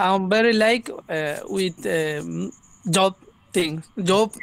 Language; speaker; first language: English; non-native, learner; Bangla